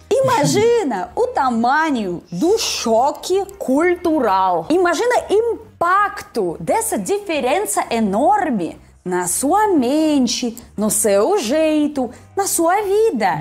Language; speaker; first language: Portuguese; non-native, fluent; Russian